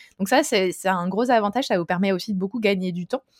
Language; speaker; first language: French; native; French